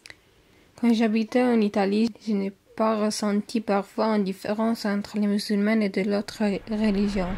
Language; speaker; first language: French; non-native, learner; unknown